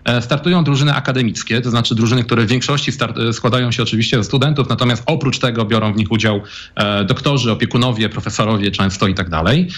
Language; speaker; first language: Polish; native; Polish